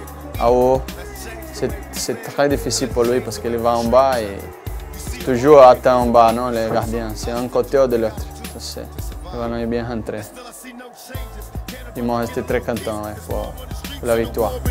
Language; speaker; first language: French; non-native, learner; Portuguese